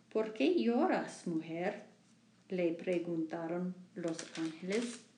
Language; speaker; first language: Spanish; non-native, learner; English